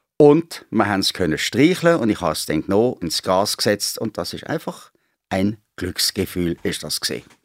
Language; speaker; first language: German; native; German